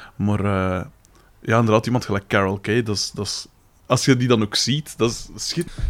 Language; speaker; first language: Dutch; native; Dutch